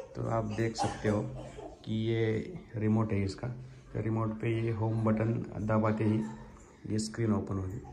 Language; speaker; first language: Hindi; non-native, local second language; Marathi